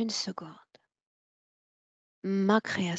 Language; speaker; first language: French; native; French